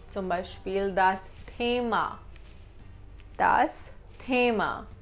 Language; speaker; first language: German; non-native, fluent; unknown